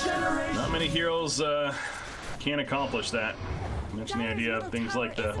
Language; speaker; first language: English; native; English